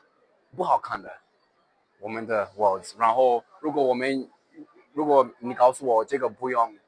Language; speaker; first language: Chinese; non-native, learner; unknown